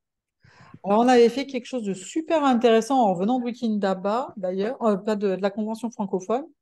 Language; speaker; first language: French; native; French